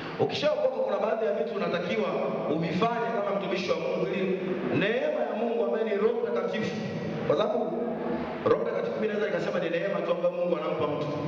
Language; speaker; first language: Swahili; native; Swahili